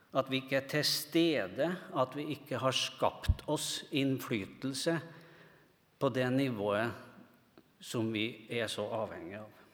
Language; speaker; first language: Norwegian; native; Norwegian